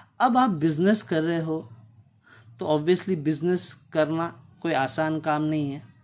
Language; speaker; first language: Hindi; non-native, local second language; Tulu